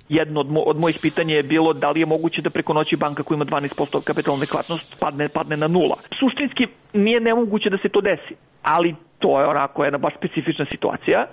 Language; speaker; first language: Serbian; native; Serbian